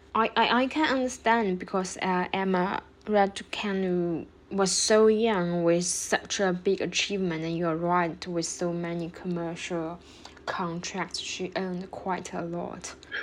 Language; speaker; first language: English; non-native, fluent; Chinese